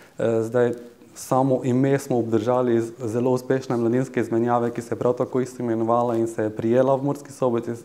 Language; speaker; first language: Slovenian; native; Slovenian